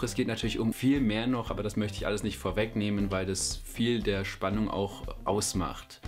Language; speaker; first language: German; native; German